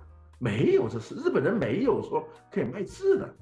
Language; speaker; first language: Chinese; non-native, local second language; Cantonese